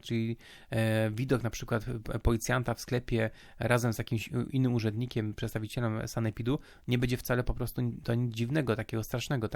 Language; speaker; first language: Polish; native; Polish